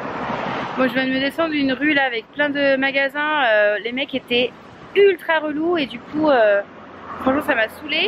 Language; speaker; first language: French; native; French